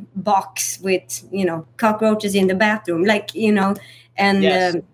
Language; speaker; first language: English; non-native, fluent; Swedish